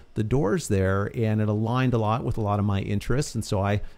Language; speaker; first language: English; native; English